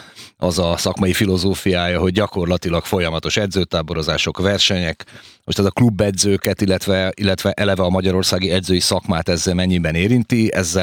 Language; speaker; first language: Hungarian; native; Hungarian